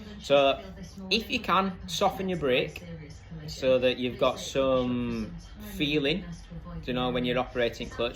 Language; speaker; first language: English; native; English